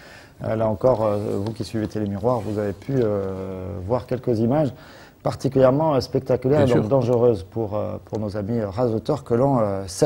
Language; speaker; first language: French; native; French